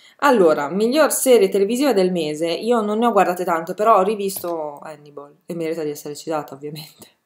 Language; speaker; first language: Italian; native; Italian